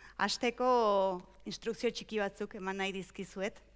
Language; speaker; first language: Basque; early bilingual, heritage; Basque